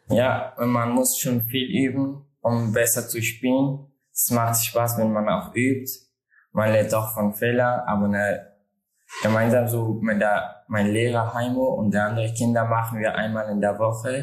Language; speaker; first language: German; non-native, learner; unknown